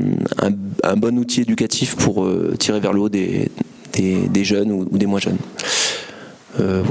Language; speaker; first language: French; native; French